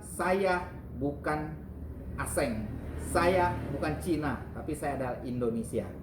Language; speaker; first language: Indonesian; native; Indonesian